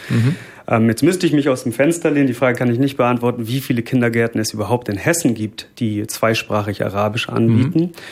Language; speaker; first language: German; native; German